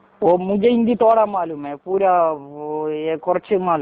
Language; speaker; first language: Hindi; non-native, learner; Malayalam